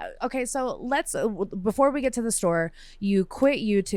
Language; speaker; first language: English; native; English